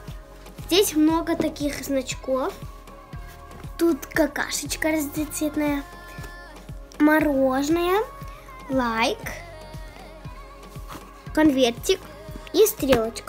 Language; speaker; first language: Russian; early bilingual, heritage; Russian